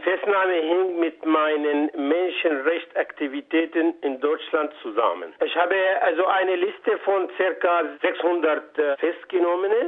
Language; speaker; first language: German; non-native, fluent; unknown